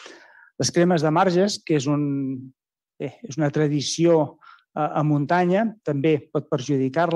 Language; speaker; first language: Catalan; native; Catalan